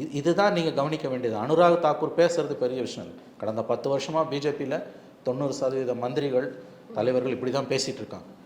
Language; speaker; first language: Tamil; native; Tamil